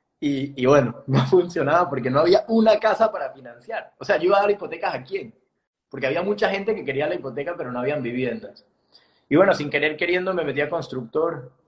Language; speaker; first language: Spanish; native; Spanish